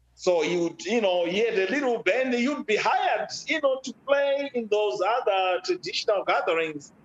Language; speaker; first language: English; non-native, local second language; Shona